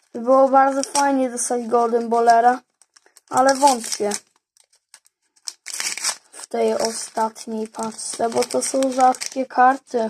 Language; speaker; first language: Polish; early bilingual, heritage; Polish